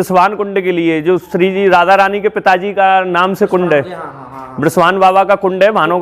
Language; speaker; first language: Hindi; native; Hindi